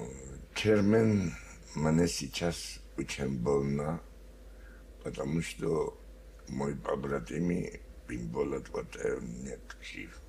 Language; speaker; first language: Russian; non-native, learner; Georgian